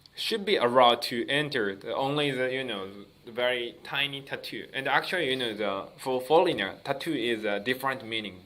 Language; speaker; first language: English; non-native, learner; Japanese